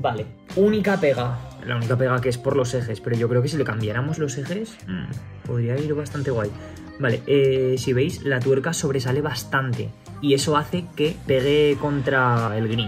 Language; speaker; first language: Spanish; native; Spanish